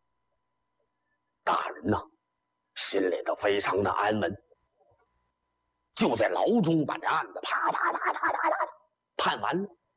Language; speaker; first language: Chinese; native; Chinese